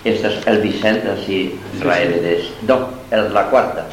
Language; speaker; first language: Spanish; non-native, local second language; Catalan